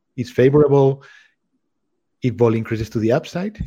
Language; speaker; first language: English; non-native, fluent; Spanish